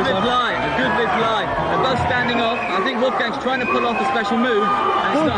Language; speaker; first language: English; native; English